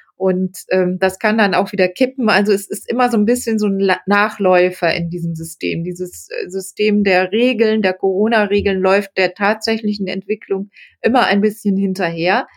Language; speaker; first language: German; native; German